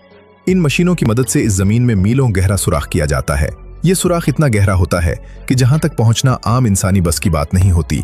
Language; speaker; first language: Urdu; native; Urdu